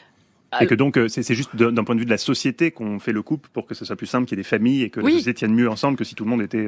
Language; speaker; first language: French; native; French